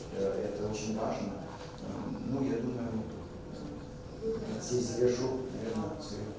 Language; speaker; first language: Russian; non-native, fluent; French